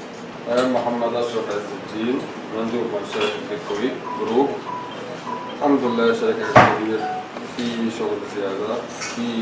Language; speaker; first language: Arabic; non-native, learner; Bangla